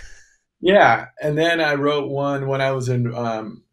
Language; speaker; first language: English; native; English